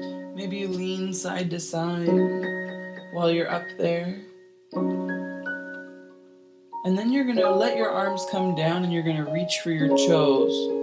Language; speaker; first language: English; native; English